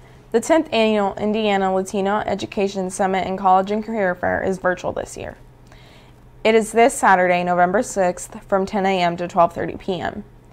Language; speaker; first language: English; native; English